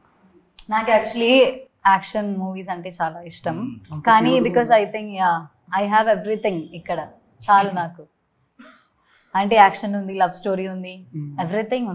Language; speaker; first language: Telugu; non-native, learner; Malayalam